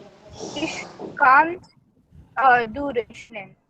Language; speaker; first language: German; non-native, learner; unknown